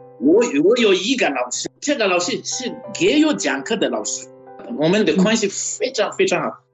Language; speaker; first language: Chinese; non-native, fluent; Malagasy